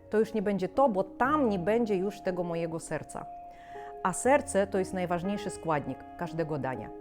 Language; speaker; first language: Polish; non-native, fluent; Korean